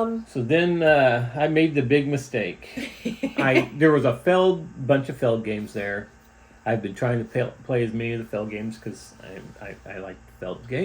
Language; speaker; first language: English; native; English